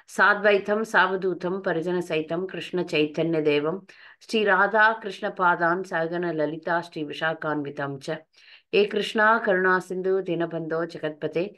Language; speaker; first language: Hindi; non-native, local second language; Tamil